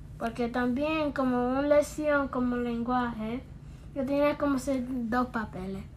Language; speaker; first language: Spanish; early bilingual, heritage; Spanish